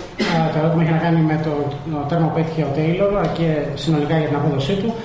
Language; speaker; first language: Greek; native; Greek